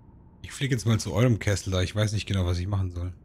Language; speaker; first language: German; native; German